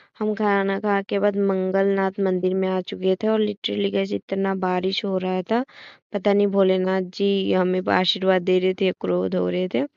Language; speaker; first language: Hindi; non-native, local second language; Assamese